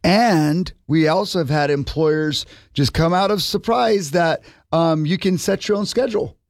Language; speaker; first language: English; native; English